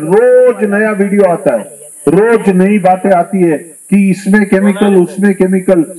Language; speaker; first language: Hindi; non-native, local second language; Marathi